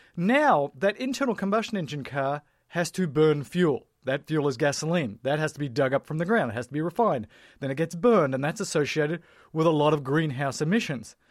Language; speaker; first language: English; native; English